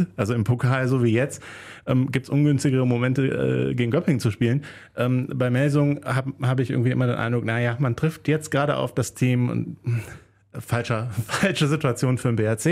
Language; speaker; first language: German; native; German